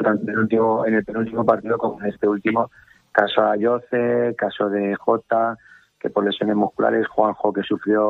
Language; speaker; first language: Spanish; native; Spanish